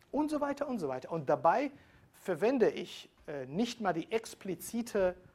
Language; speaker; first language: German; non-native, fluent; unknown